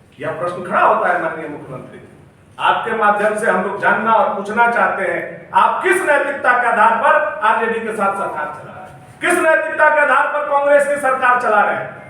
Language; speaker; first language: Hindi; native; Hindi